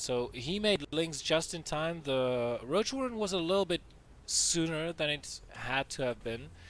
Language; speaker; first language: English; non-native, fluent; Dutch